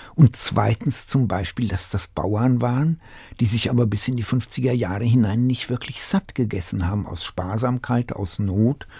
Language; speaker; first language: German; native; German